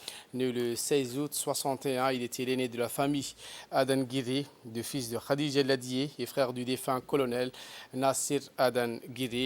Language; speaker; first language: French; native; French